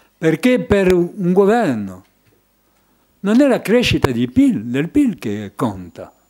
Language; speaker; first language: Italian; non-native, fluent; French